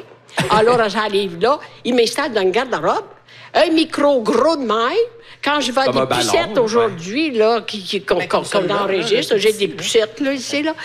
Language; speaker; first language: French; non-native, fluent; Italian